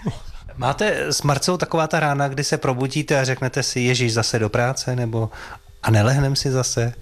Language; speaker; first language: Czech; native; Czech